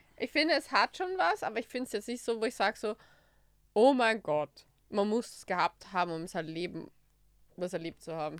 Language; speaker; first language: German; early bilingual, other home language; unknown